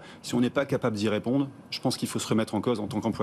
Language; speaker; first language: French; native; French